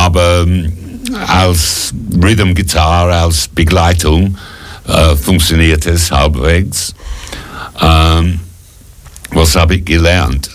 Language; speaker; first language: German; non-native, fluent; English